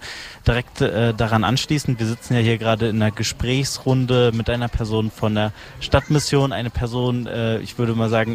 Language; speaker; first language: German; native; German